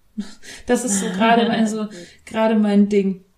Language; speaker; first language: German; native; German